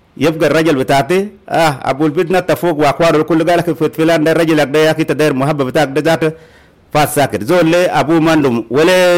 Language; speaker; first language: Arabic; non-native, local second language; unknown